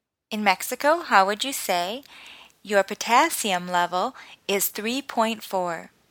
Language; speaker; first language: English; native; English